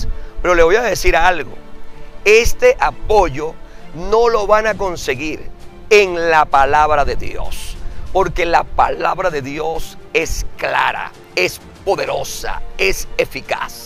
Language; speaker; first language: Spanish; native; Spanish